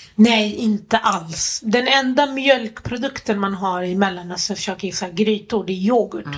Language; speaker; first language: Swedish; early bilingual, other home language; Arabic